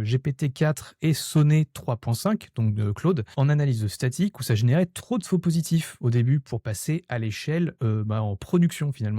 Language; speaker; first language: French; native; French